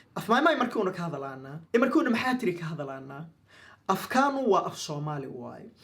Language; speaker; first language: Somali; non-native, local second language; Maay